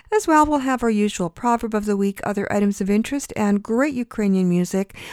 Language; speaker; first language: English; early bilingual, other home language; Ukrainian